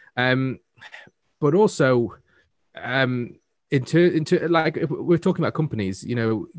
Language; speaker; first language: English; native; English